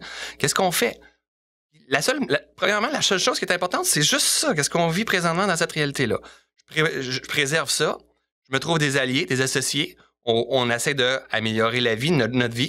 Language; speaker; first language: French; native; French